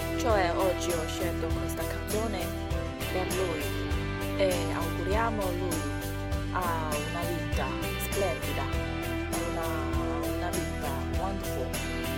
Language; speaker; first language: Italian; non-native, learner; Chinese